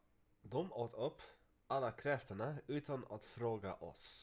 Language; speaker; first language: Swedish; non-native, learner; English